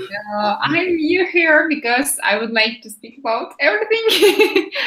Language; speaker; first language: English; non-native, fluent; Russian